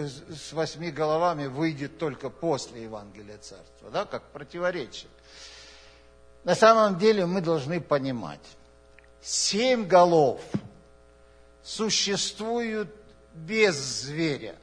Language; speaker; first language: Russian; native; Russian